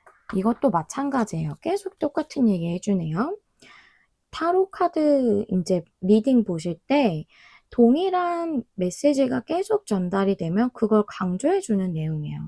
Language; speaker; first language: Korean; native; Korean